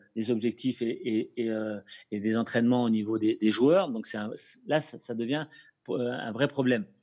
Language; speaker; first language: French; native; French